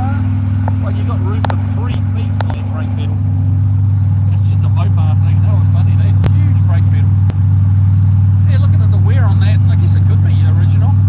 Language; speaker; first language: English; native; English